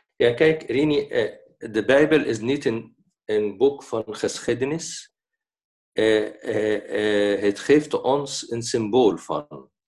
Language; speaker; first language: Dutch; non-native, fluent; Arabic